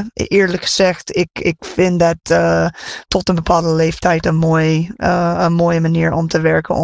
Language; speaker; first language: Dutch; non-native, fluent; English